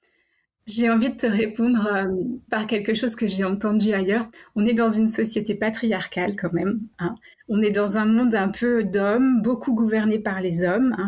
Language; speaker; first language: French; native; French